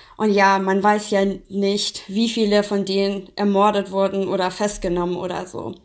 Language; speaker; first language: German; non-native, fluent; Persian